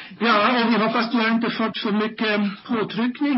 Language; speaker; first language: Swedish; non-native, fluent; German